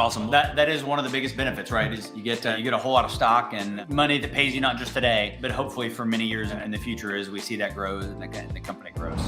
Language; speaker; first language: English; native; English